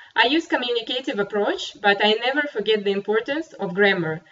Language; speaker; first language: English; non-native, fluent; Russian